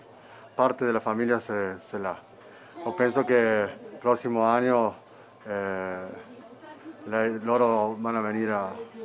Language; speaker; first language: Italian; non-native, learner; Spanish